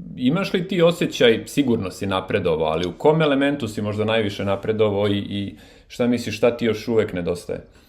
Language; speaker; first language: Bosnian; native; Bosnian